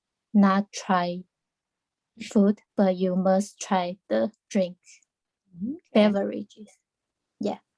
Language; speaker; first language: English; non-native, learner; Chinese